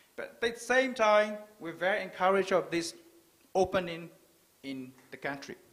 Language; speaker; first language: English; non-native, fluent; Burmese